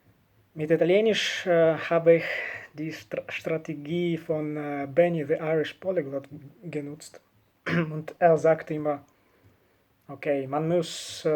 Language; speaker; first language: German; non-native, learner; Russian